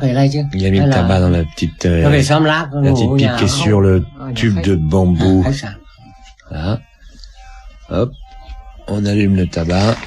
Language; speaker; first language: French; native; French